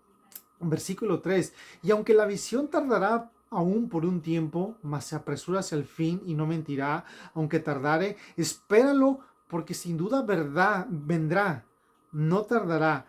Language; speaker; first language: Spanish; native; Spanish